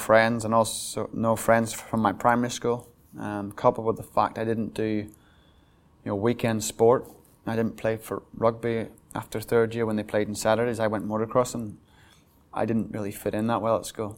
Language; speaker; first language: English; native; English